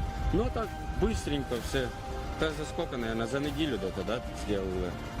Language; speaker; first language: Russian; non-native, local second language; Ukrainian